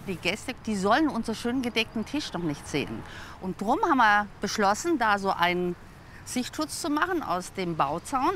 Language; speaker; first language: German; native; German